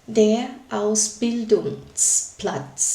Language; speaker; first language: German; non-native, learner; Thai